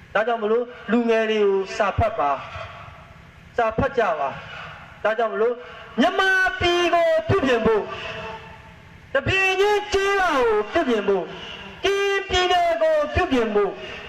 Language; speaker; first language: Burmese; native; Burmese